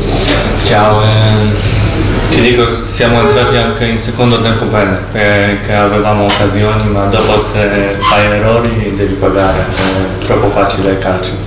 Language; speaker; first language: Italian; non-native, fluent; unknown